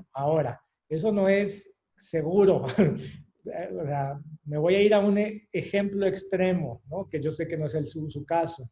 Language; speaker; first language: Spanish; native; Spanish